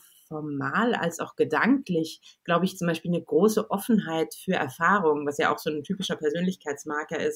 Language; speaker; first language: German; native; German